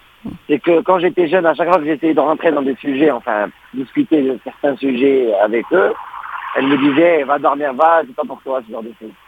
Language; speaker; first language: French; non-native, local second language; Arabic